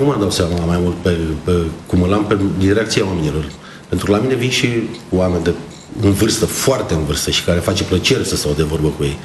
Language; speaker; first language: Romanian; native; Romanian